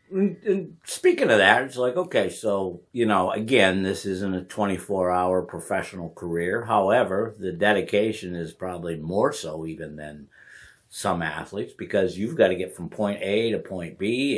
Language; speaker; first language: English; native; English